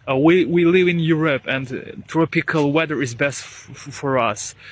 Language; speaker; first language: English; non-native, fluent; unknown